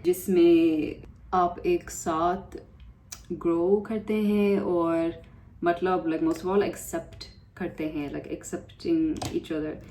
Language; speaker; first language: Hindi; non-native, learner; English